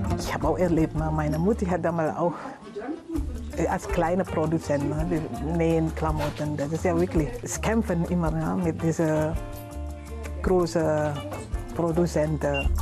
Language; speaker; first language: German; non-native, learner; Indonesian